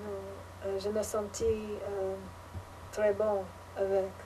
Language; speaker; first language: French; non-native, learner; English